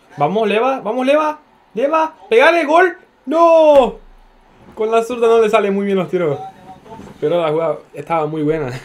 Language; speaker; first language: Spanish; non-native, fluent; Turkish